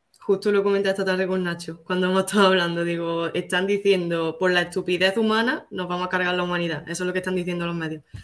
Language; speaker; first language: Spanish; native; Spanish